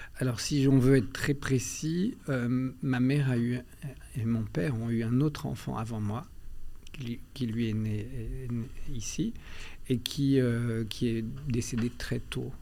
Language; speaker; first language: French; native; French